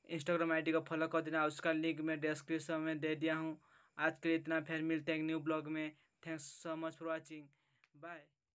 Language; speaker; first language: Hindi; non-native, local second language; Odia